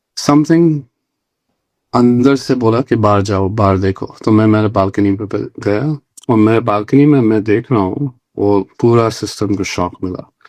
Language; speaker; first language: Hindi; non-native, local second language; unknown